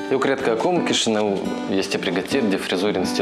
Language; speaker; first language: Romanian; non-native, local second language; Russian